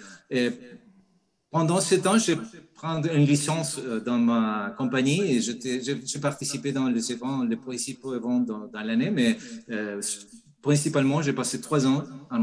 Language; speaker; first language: French; non-native, fluent; Spanish